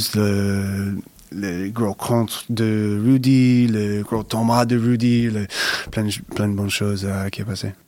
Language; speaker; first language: French; non-native, fluent; English